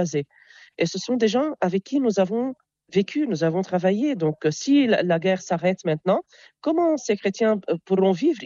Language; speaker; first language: French; non-native, local second language; Arabic